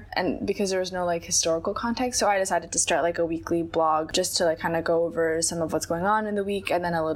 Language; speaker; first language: English; non-native, local second language; Chinese